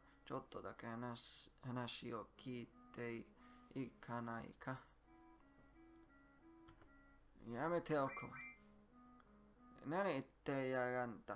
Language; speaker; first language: Japanese; non-native, learner; English